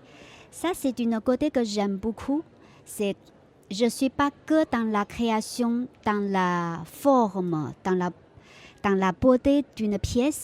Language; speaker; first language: French; non-native, fluent; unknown